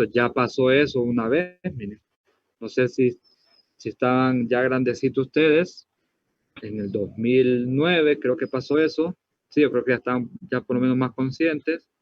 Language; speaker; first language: Spanish; native; Spanish